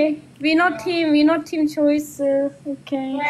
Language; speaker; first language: English; non-native, learner; Korean